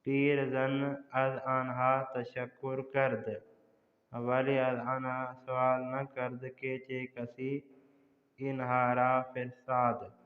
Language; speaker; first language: Persian; non-native, fluent; Urdu